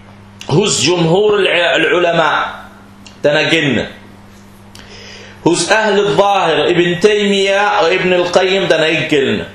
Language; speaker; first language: Danish; early bilingual, other home language; Arabic